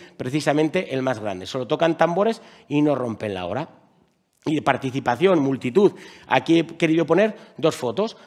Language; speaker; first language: Spanish; native; Spanish